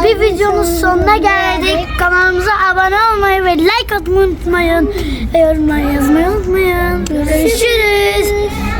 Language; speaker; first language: Turkish; early bilingual, heritage; Turkish